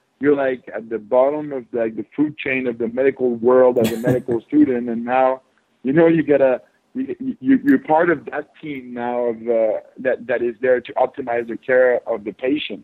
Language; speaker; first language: English; non-native, fluent; French